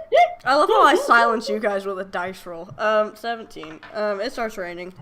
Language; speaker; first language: English; native; English